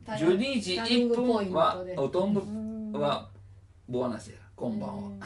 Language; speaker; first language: Japanese; non-native, learner; Italian